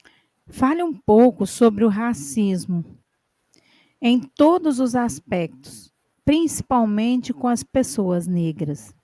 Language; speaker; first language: Portuguese; native; Portuguese